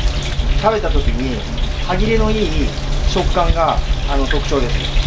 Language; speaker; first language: Japanese; native; Japanese